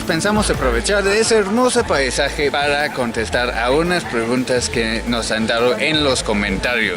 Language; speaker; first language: Spanish; non-native, fluent; English